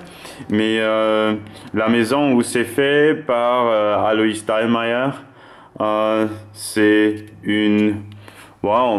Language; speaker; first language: French; non-native, fluent; German